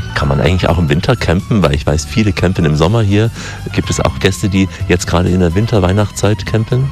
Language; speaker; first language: German; native; German